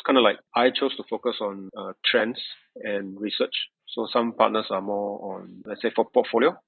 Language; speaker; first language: English; native; English